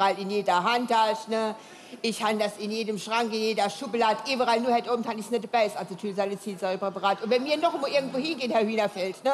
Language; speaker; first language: German; native; German